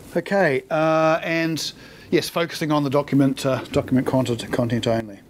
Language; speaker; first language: English; native; English